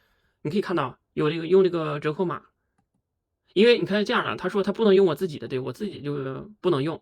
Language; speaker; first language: Chinese; native; Chinese